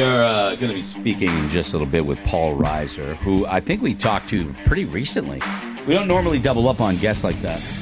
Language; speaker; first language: English; native; English